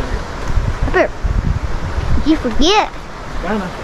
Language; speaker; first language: English; native; English